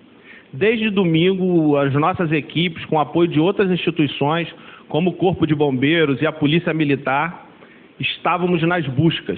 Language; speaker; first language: Portuguese; native; Portuguese